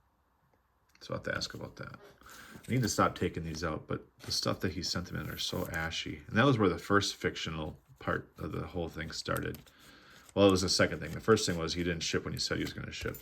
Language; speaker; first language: English; native; English